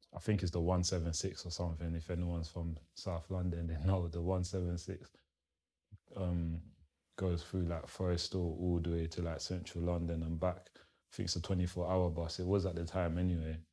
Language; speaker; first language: English; early bilingual, other home language; Lingala